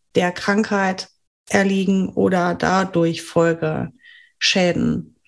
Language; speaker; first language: German; non-native, fluent; French